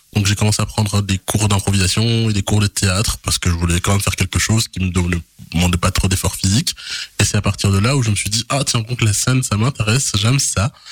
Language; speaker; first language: French; early bilingual, other home language; Lingala